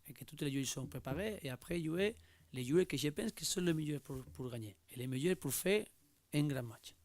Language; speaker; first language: French; non-native, learner; Spanish